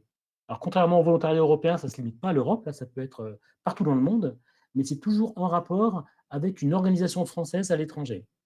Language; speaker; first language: French; native; French